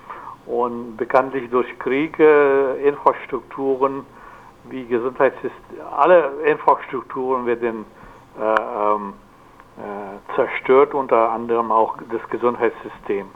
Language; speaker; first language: German; non-native, fluent; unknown